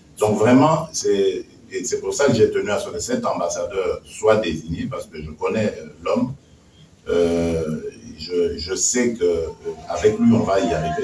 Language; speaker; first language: French; non-native, local second language; Luba-Lulua